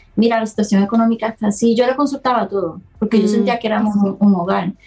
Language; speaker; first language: Spanish; native; Spanish